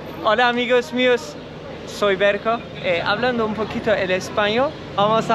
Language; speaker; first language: Spanish; non-native, learner; Turkish